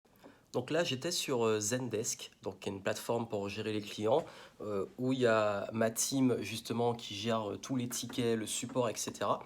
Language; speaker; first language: French; native; French